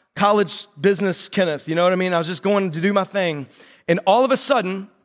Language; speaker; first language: English; native; English